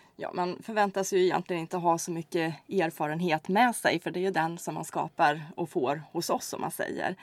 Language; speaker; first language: Swedish; native; Swedish